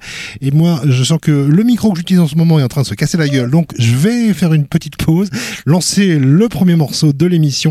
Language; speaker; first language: French; native; French